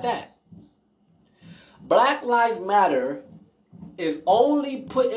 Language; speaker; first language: English; native; English